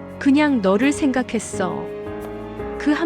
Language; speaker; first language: Korean; native; Korean